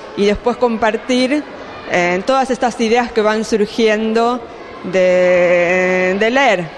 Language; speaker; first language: Spanish; native; Spanish